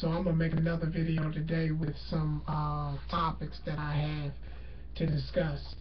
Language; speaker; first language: English; native; English